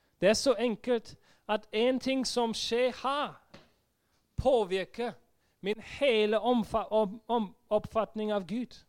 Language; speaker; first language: Norwegian; non-native, fluent; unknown